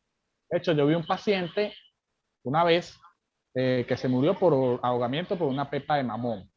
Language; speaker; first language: Spanish; native; Spanish